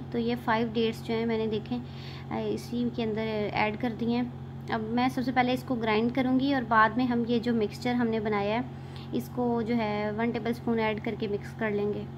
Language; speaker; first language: Urdu; native; Urdu